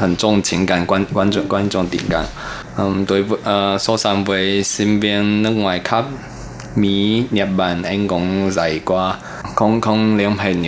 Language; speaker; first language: Vietnamese; non-native, learner; Chinese